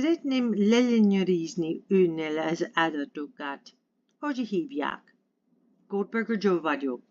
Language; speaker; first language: Hungarian; non-native, learner; English